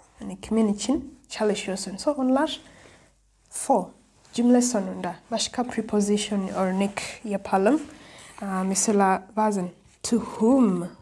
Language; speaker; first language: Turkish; non-native, fluent; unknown